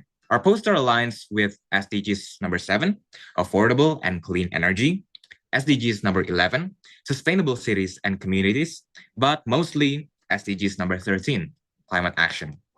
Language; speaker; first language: English; non-native, fluent; Indonesian